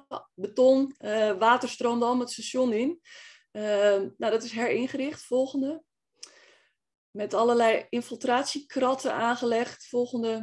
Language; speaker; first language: Dutch; native; Dutch